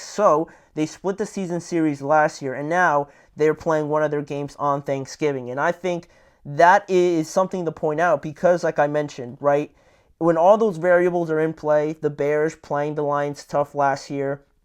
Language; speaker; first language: English; native; English